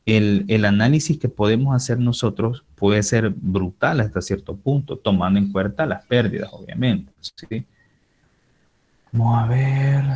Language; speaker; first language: Spanish; native; Spanish